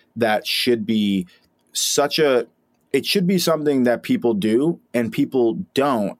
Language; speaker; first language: English; native; English